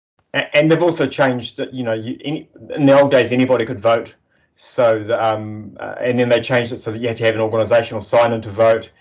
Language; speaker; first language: English; native; English